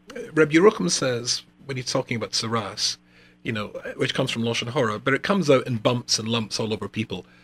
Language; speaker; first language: English; native; English